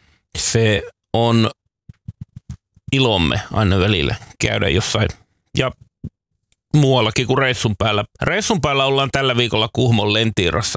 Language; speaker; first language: Finnish; native; Finnish